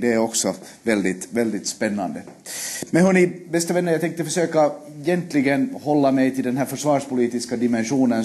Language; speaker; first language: Swedish; native; Swedish